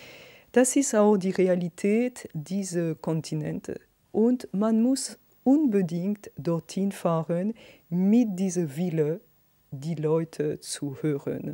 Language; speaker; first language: German; non-native, fluent; French